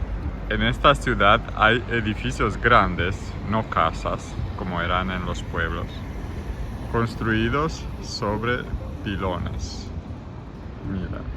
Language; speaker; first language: Spanish; non-native, fluent; Romanian